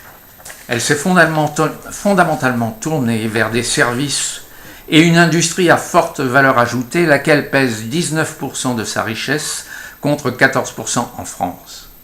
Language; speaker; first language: French; native; French